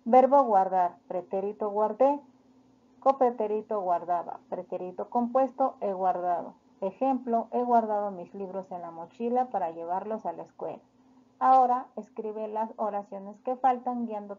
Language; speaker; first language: Spanish; native; Spanish